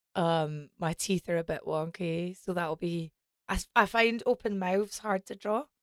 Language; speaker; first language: English; native; English